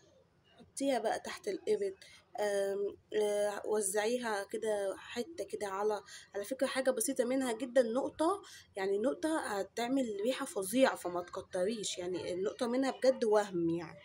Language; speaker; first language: Arabic; native; Arabic